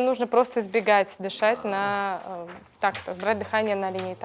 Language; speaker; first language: Russian; native; Russian